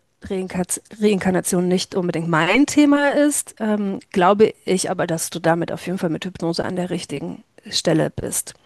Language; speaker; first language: German; native; German